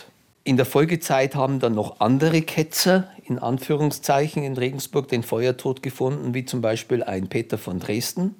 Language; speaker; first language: German; native; German